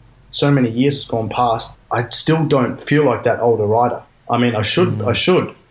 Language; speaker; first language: English; native; English